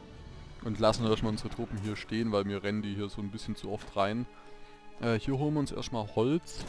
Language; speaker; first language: German; native; German